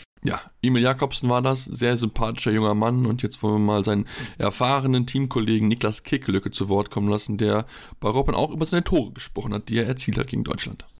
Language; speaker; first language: German; native; German